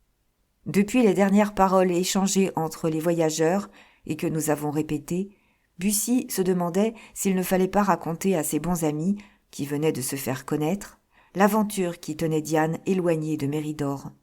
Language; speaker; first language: French; native; French